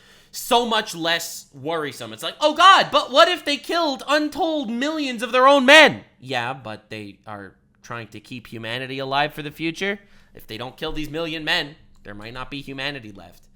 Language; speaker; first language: English; native; English